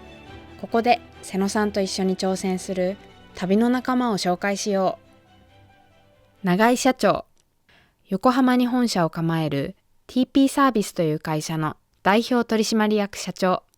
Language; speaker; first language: Japanese; native; Japanese